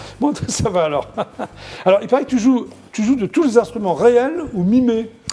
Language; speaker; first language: French; native; French